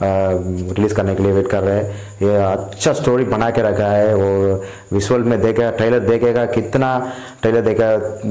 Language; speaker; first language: Hindi; non-native, local second language; Tamil